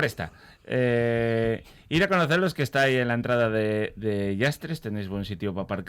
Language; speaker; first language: Spanish; native; Spanish